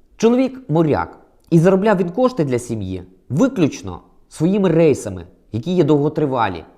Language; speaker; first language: Ukrainian; native; Ukrainian